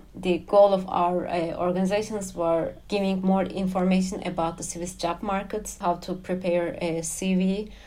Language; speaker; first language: English; non-native, fluent; Turkish